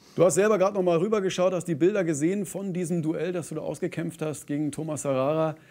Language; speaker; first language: German; native; German